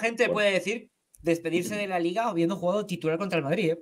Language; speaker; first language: Spanish; native; Spanish